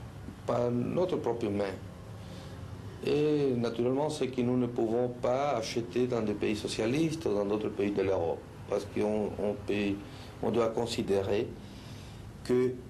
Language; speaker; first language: French; non-native, local second language; Spanish